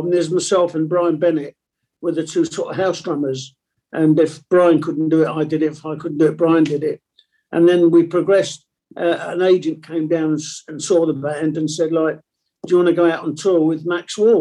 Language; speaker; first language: English; non-native, local second language; Italian